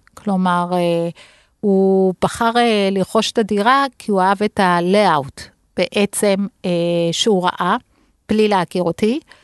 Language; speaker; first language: Hebrew; native; Hebrew